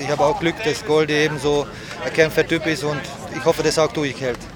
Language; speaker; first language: German; non-native, fluent; Hungarian